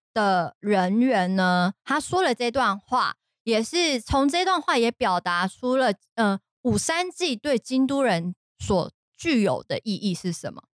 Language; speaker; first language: Chinese; non-native, fluent; Japanese